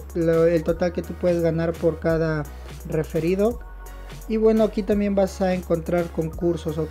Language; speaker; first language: Spanish; native; Spanish